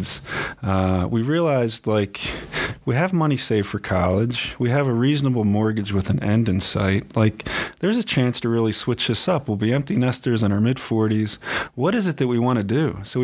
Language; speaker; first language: English; native; English